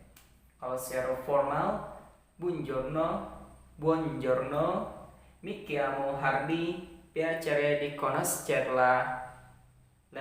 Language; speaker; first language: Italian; non-native, learner; Indonesian